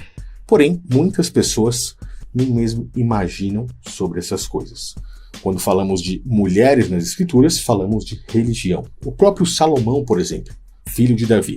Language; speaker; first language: Portuguese; native; Portuguese